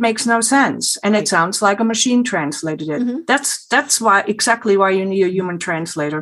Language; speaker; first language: English; non-native, fluent; German